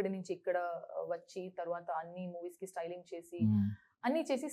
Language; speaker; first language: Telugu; non-native, learner; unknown